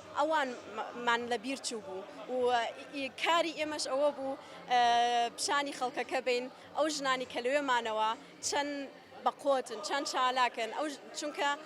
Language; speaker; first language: Central Kurdish; early bilingual, heritage; Central Kurdish